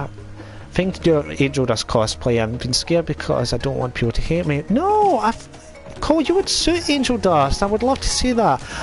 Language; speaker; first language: English; native; English